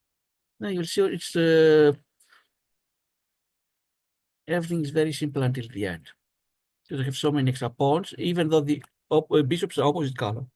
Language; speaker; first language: English; non-native, fluent; Greek